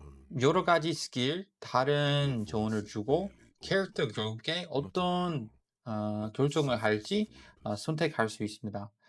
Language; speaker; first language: Korean; non-native, fluent; English